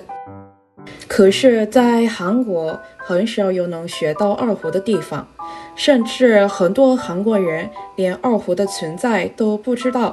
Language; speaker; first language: Chinese; non-native, fluent; Korean